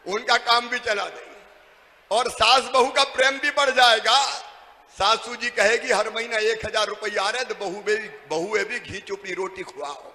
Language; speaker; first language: Hindi; native; Hindi